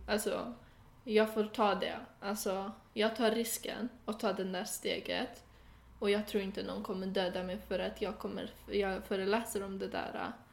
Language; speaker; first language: Swedish; non-native, fluent; Persian